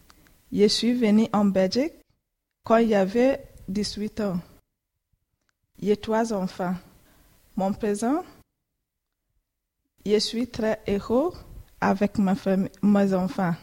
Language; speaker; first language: French; non-native, learner; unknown